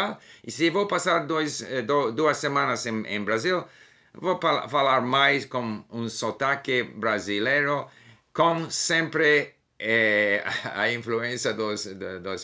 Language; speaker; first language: Portuguese; non-native, learner; English